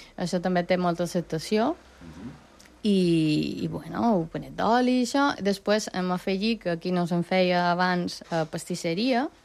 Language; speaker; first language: Catalan; non-native, local second language; Spanish